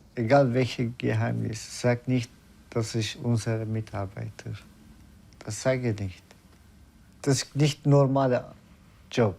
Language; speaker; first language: German; non-native, learner; Turkish